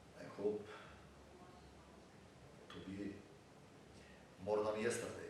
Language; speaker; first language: English; non-native, learner; Bulgarian